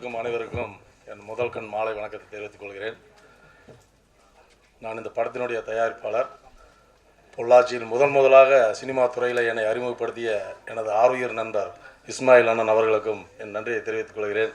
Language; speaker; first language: Tamil; native; Tamil